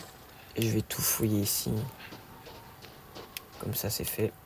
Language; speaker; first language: French; native; French